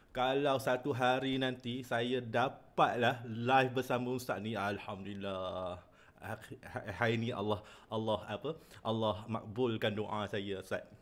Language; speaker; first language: Malay; non-native, local second language; Chinese